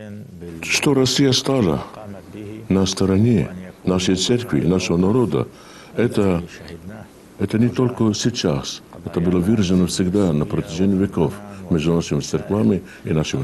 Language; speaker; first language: Russian; non-native, fluent; Arabic